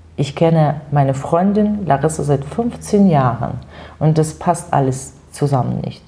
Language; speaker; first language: German; non-native, fluent; Russian